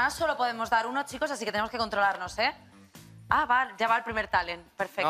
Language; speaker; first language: Spanish; native; Spanish